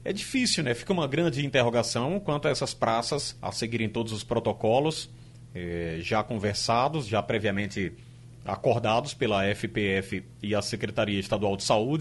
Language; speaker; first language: Portuguese; native; Portuguese